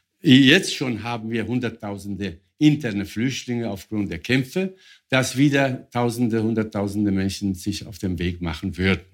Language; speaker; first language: German; non-native, fluent; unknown